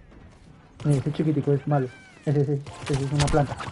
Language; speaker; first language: Spanish; native; Spanish